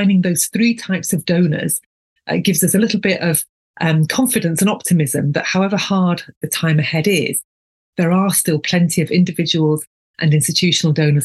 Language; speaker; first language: English; native; English